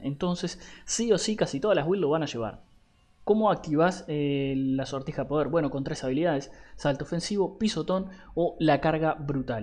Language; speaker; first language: Spanish; native; Spanish